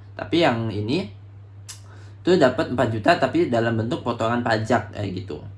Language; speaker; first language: Indonesian; native; Indonesian